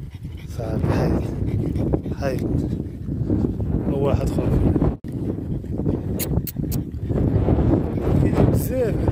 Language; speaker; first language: Arabic; native; Arabic